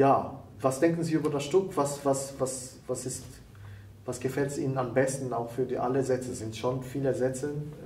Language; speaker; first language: German; non-native, fluent; Italian